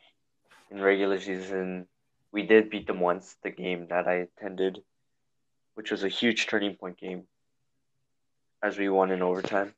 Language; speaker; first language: English; native; English